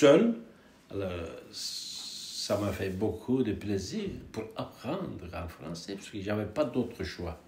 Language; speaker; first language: French; non-native, fluent; Turkish